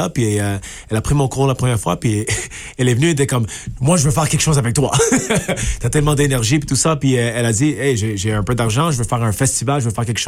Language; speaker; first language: French; native; French